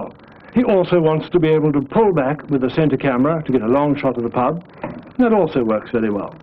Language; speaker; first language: English; native; English